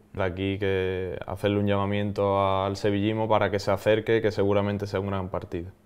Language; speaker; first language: Spanish; native; Spanish